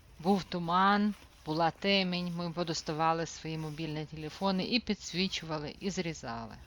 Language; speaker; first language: Ukrainian; native; Ukrainian